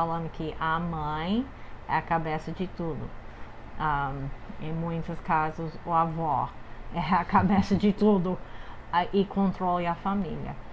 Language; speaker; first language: Portuguese; non-native, fluent; English